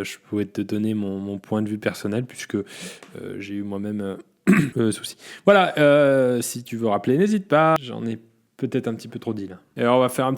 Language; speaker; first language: French; native; French